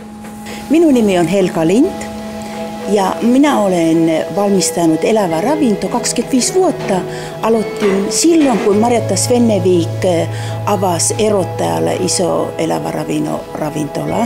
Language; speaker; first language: Finnish; non-native, fluent; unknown